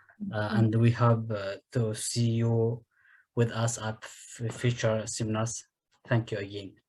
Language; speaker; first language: English; non-native, fluent; Arabic